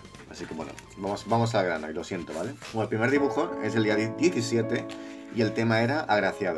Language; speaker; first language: Spanish; native; Spanish